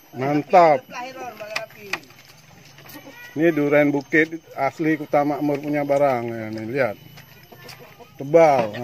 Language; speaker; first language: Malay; non-native, local second language; Achinese